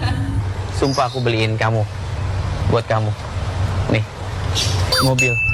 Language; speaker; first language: Indonesian; native; Indonesian